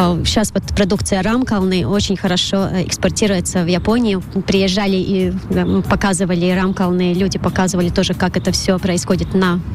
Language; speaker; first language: Russian; non-native, local second language; Latvian